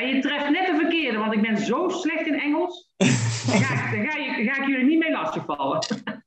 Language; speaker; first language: Dutch; native; Dutch